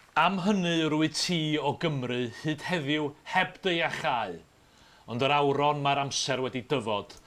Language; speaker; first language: Welsh; native; Welsh